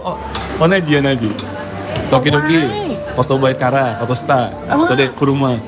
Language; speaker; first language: Japanese; non-native, learner; Indonesian